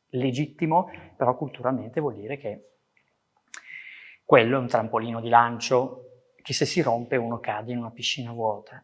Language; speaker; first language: Italian; early bilingual, other home language; Persian